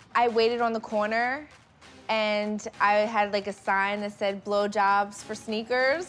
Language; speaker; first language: English; native; English